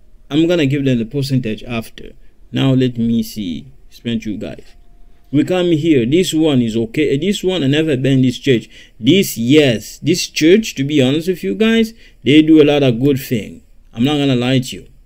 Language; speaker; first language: English; non-native, fluent; Lingala